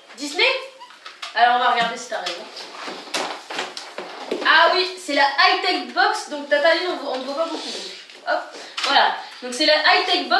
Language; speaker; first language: French; native; French